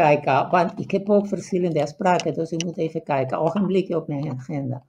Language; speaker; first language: Dutch; non-native, fluent; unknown